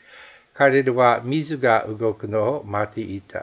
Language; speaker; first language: Japanese; non-native, fluent; English